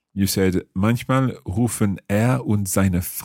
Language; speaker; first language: German; non-native, learner; English